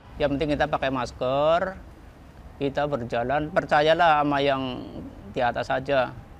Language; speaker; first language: Indonesian; native; Indonesian